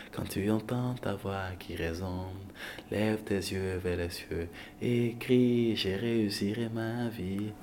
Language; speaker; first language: Dutch; non-native, fluent; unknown